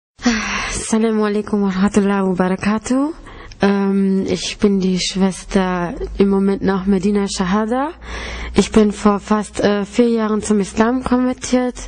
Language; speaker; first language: German; early bilingual, other home language; Greek